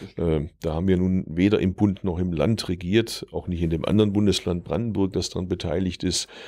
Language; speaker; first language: German; early bilingual, other home language; Turkish